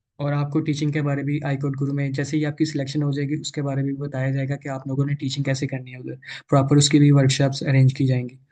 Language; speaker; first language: Urdu; non-native, local second language; Punjabi